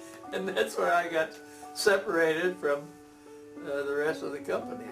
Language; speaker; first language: English; native; English